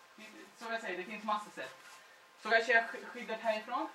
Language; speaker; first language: Swedish; non-native, fluent; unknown